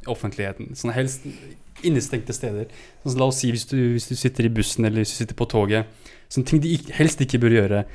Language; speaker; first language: Norwegian; early bilingual, other home language; Kurdish